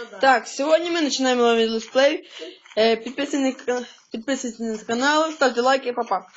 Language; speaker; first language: Ukrainian; native; Ukrainian